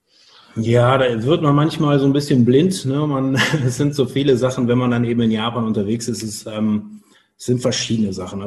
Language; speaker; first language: German; native; German